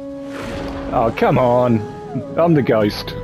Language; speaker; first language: English; native; English